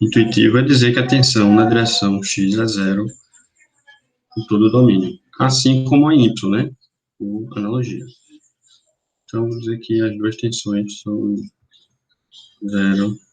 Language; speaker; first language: Portuguese; native; Portuguese